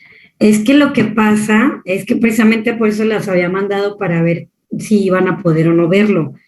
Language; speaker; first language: Spanish; native; Spanish